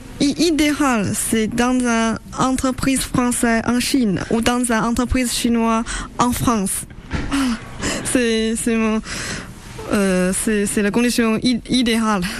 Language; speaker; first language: French; non-native, learner; Chinese